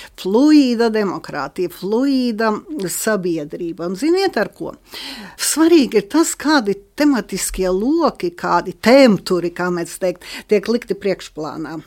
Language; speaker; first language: Latvian; native; Latvian